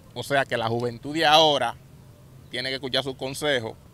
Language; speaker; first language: Spanish; native; Spanish